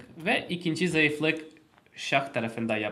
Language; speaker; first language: Turkish; non-native, fluent; Russian